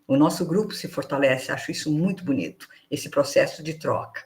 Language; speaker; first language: Portuguese; native; Portuguese